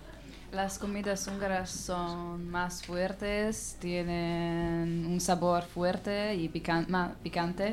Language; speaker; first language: Spanish; non-native, learner; Hungarian